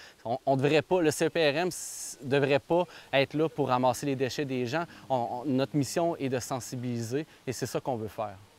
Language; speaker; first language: French; native; French